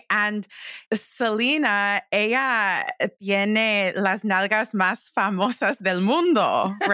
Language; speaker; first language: Spanish; early bilingual, heritage; English